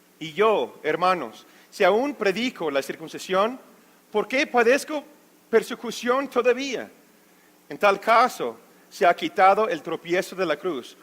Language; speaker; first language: Spanish; non-native, fluent; English